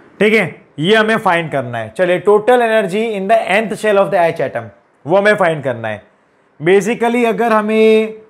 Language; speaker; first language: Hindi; non-native, local second language; Gujarati